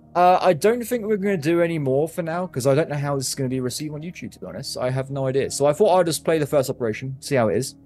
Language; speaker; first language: English; native; English